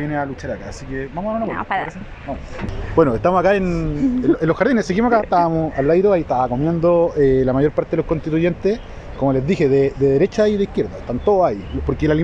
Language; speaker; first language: Spanish; native; Spanish